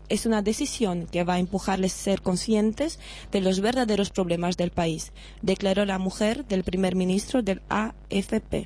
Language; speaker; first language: Spanish; native; Spanish